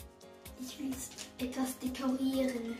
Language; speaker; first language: German; early bilingual, other home language; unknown